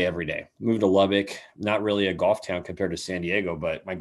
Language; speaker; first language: English; native; English